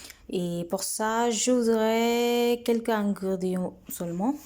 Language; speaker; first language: French; non-native, learner; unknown